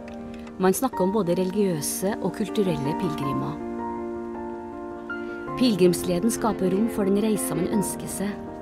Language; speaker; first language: Norwegian; native; Norwegian